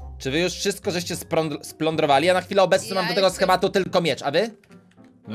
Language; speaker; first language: Polish; native; Polish